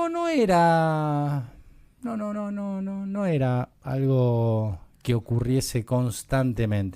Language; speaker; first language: Spanish; native; Spanish